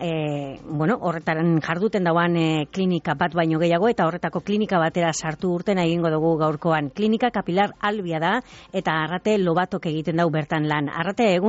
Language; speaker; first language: Basque; native; Basque